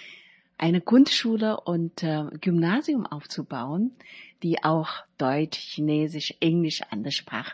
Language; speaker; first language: German; non-native, learner; Chinese